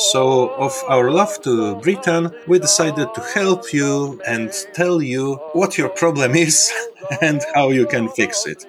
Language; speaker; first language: English; non-native, fluent; Polish